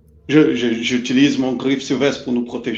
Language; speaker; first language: French; non-native, fluent; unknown